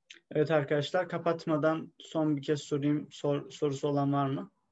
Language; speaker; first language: Turkish; native; Turkish